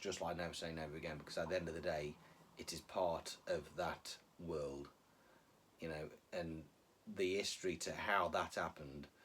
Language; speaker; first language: English; native; English